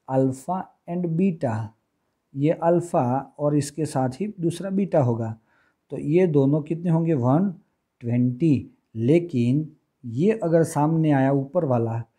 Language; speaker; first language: Hindi; non-native, local second language; Gujarati